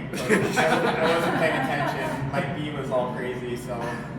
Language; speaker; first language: English; native; English